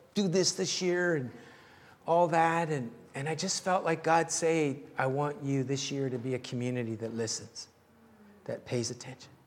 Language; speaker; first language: English; native; English